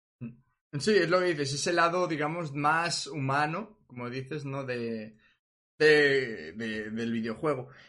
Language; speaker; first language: Spanish; native; Spanish